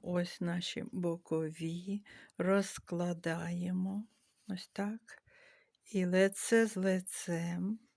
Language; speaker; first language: Ukrainian; native; Ukrainian